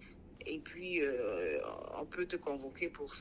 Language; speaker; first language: French; non-native, local second language; Sango